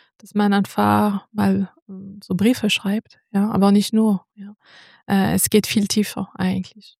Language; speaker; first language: German; non-native, fluent; French